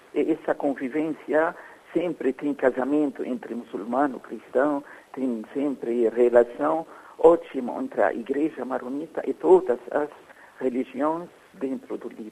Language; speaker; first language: Portuguese; non-native, fluent; Arabic